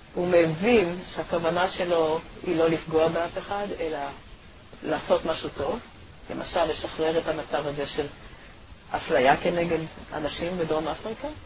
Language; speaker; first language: Hebrew; native; Hebrew